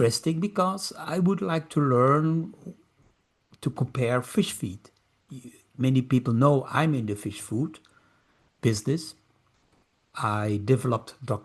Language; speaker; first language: English; non-native, fluent; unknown